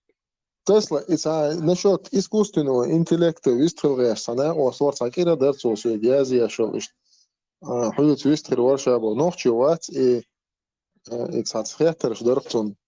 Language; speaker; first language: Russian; non-native, local second language; Chechen